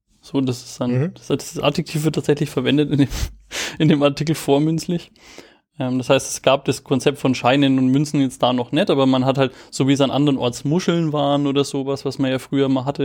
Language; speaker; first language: German; native; German